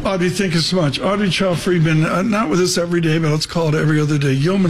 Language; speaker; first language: English; native; English